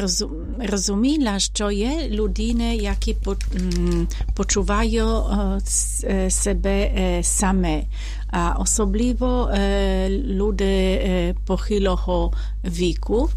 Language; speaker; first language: Ukrainian; non-native, learner; Polish